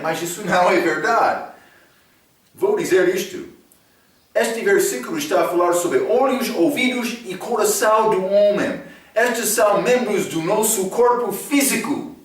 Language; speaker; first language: Portuguese; non-native, fluent; English